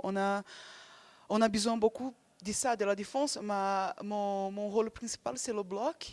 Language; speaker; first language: French; non-native, fluent; Portuguese